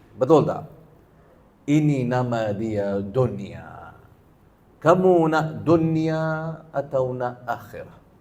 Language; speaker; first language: Malay; non-native, learner; Arabic